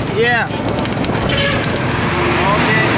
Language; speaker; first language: English; non-native, learner; Serbian